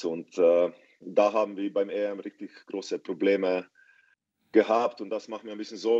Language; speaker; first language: German; non-native, fluent; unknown